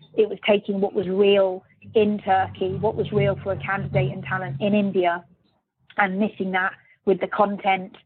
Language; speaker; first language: English; native; English